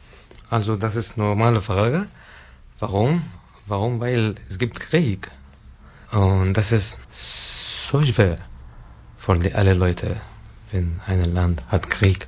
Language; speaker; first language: German; non-native, learner; Arabic